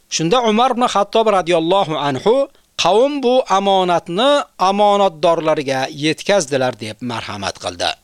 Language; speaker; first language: Uzbek; native; Uzbek